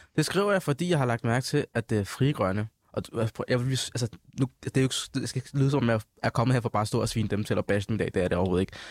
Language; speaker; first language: Danish; early bilingual, other home language; Somali